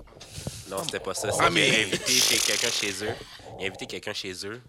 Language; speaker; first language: French; native; French